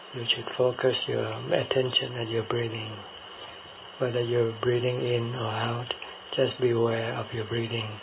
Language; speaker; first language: English; non-native, fluent; Thai